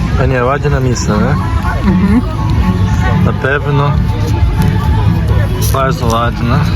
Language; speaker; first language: Polish; non-native, learner; Portuguese